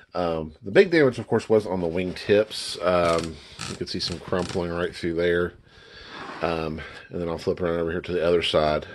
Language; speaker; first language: English; native; English